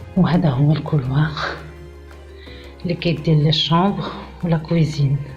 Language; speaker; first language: Arabic; native; Arabic